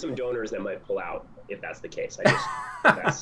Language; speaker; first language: English; native; English